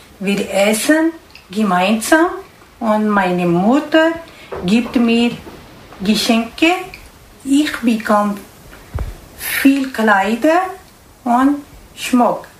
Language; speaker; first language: German; non-native, learner; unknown